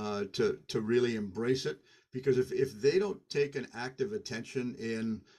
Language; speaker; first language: English; native; English